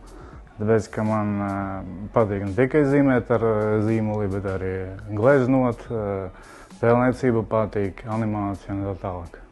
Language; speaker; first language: Latvian; non-native, local second language; Russian